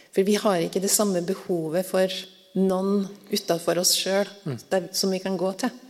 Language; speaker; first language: Norwegian; native; Norwegian